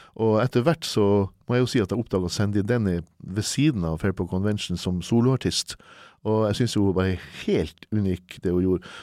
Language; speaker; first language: Norwegian; native; Norwegian